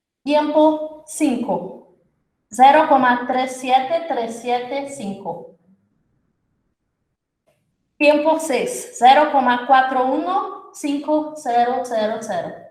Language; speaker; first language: Spanish; non-native, fluent; Portuguese